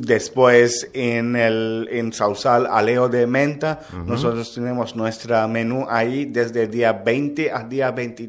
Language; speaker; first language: Spanish; non-native, learner; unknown